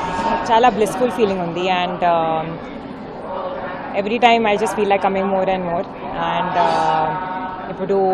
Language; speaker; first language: Telugu; non-native, fluent; Hindi